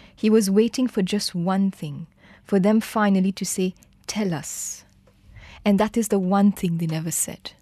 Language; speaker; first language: English; non-native, fluent; Morisyen